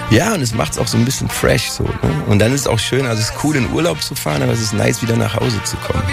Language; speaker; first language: German; native; German